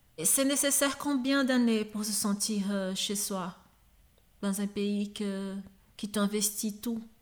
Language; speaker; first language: French; non-native, fluent; Portuguese